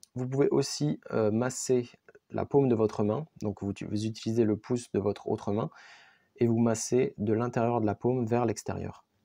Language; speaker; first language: French; native; French